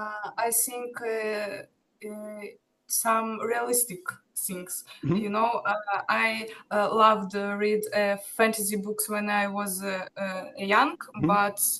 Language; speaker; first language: English; non-native, learner; Russian